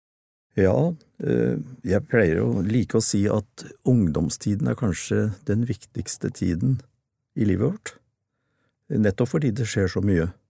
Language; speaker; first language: Norwegian; native; Norwegian